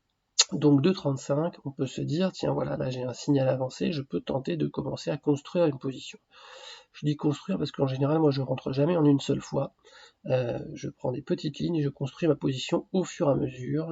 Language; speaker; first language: French; native; French